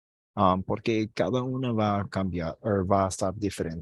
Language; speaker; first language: Spanish; non-native, fluent; English